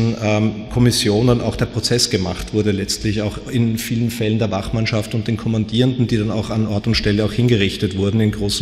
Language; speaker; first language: German; native; German